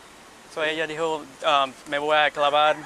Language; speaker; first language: Spanish; early bilingual, heritage; Spanish